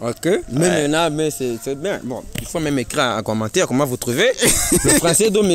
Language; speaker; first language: French; non-native, learner; Rundi